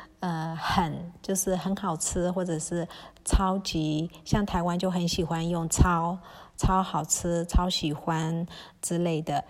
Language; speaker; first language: Chinese; early bilingual, heritage; Chinese